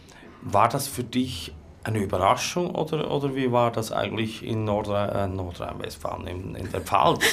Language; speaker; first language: German; native; German